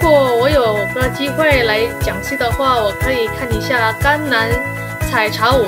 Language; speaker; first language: Chinese; non-native, learner; Indonesian